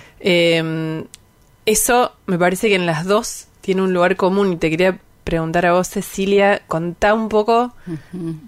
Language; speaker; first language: Spanish; native; Spanish